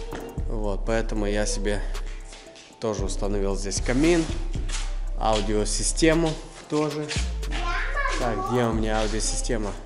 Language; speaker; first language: Russian; native; Russian